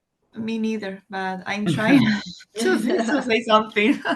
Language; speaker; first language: English; non-native, learner; Spanish